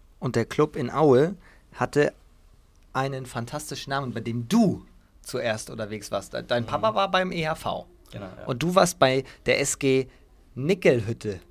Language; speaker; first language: German; native; German